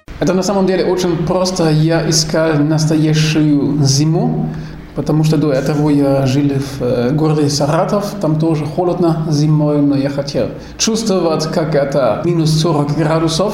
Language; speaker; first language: Russian; non-native, fluent; German